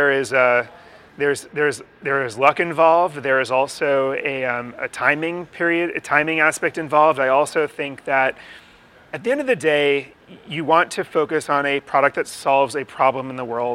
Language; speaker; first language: English; native; English